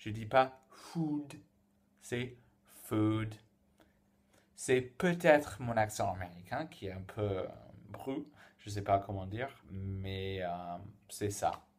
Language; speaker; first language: French; non-native, fluent; English